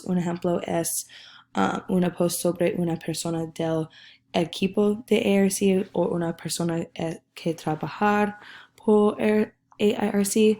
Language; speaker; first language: Spanish; non-native, learner; English